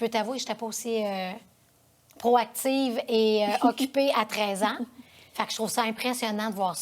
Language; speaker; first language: French; native; French